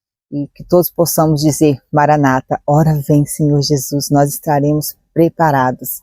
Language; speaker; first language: Portuguese; native; Portuguese